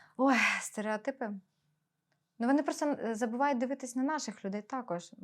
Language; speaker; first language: Ukrainian; non-native, local second language; Russian